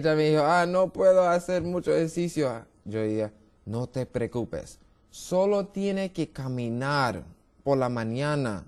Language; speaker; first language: Spanish; non-native, learner; English